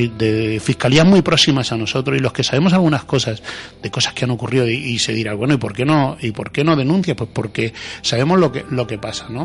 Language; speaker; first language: Spanish; native; Spanish